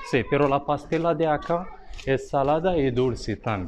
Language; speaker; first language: Spanish; non-native, fluent; Arabic